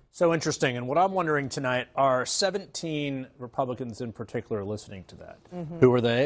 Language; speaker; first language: English; native; English